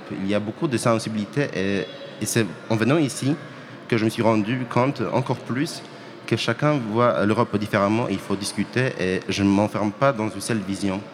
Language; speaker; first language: French; non-native, fluent; Polish